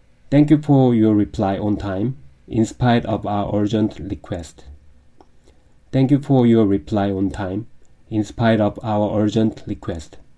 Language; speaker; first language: English; non-native, fluent; Korean